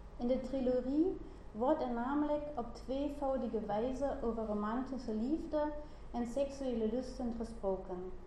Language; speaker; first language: Dutch; non-native, learner; German